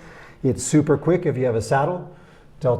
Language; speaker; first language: English; native; English